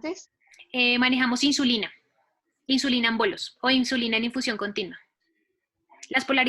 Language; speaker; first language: Spanish; native; Spanish